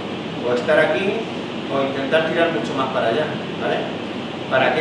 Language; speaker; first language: Spanish; native; Spanish